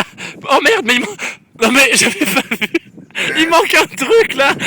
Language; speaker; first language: French; native; French